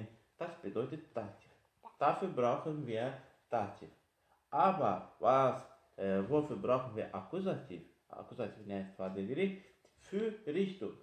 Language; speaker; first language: German; non-native, fluent; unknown